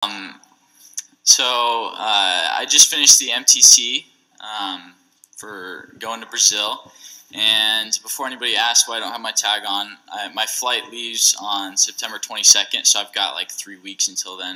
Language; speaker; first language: English; native; English